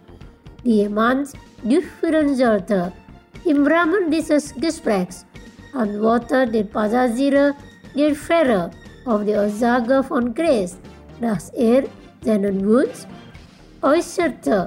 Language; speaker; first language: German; non-native, fluent; Indonesian